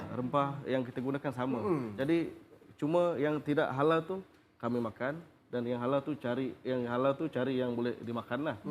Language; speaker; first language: Malay; non-native, local second language; Iban